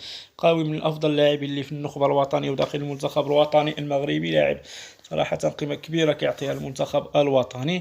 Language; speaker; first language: Arabic; native; Arabic